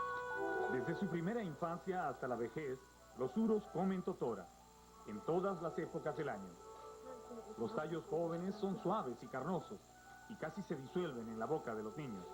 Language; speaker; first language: Spanish; native; Spanish